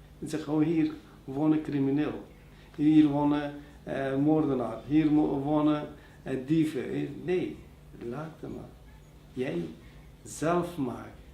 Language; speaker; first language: Dutch; non-native, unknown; Persian